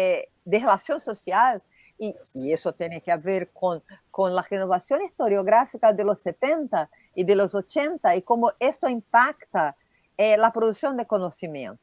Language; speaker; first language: Spanish; non-native, fluent; Portuguese